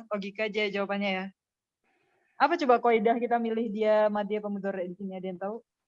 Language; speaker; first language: Indonesian; native; Indonesian